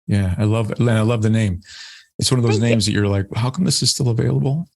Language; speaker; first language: English; native; English